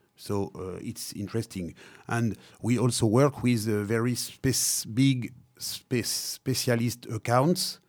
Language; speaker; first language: English; non-native, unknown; French